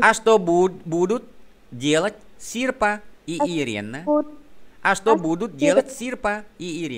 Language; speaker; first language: Russian; non-native, fluent; Vietnamese